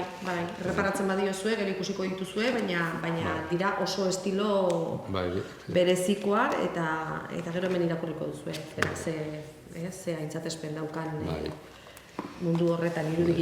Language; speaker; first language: Basque; native; Basque